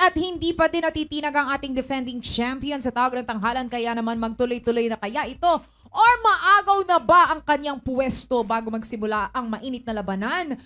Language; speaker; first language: Filipino; native; Filipino